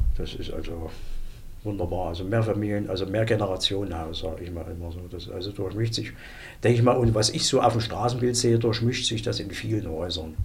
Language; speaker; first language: German; native; German